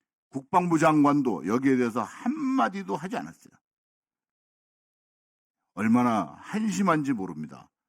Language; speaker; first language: Korean; native; Korean